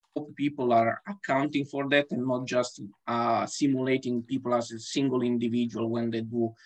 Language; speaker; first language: English; non-native, fluent; Italian